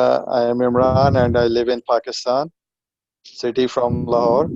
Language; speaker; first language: English; non-native, learner; Punjabi